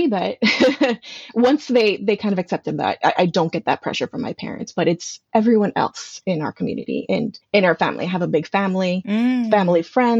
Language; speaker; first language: English; native; English